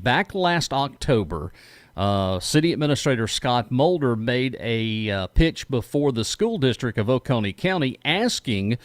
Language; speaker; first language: English; native; English